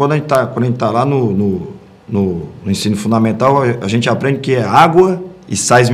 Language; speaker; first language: Portuguese; native; Portuguese